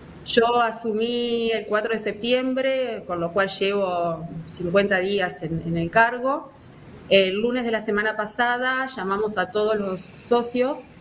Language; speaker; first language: Spanish; native; Spanish